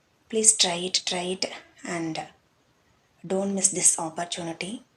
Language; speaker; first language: English; non-native, local second language; Tamil